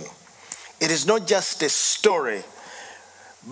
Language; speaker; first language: English; non-native, local second language; Ganda